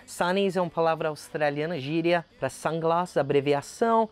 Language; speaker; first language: Portuguese; native; Portuguese